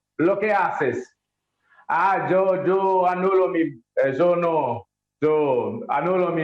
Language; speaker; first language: Spanish; non-native, learner; Portuguese